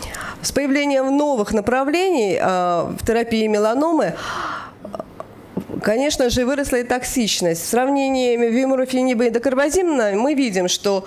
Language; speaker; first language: Russian; native; Russian